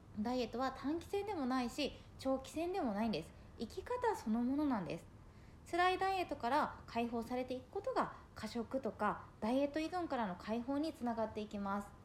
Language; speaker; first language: Japanese; native; Japanese